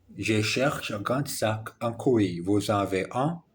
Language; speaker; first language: French; non-native, learner; Portuguese